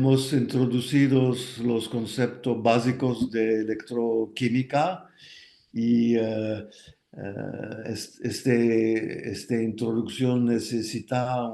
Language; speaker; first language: Spanish; non-native, fluent; French